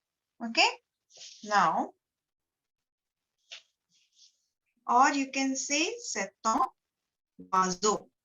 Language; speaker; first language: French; non-native, learner; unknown